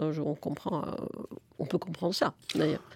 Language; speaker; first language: French; native; French